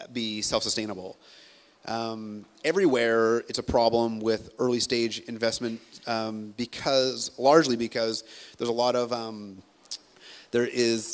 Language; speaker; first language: English; native; English